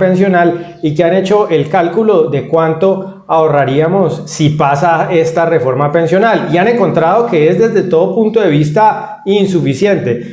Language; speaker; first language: Spanish; native; Spanish